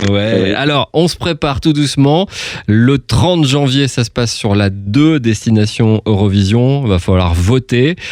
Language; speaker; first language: French; native; French